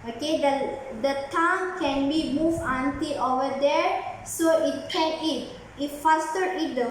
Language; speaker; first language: English; non-native, learner; Malay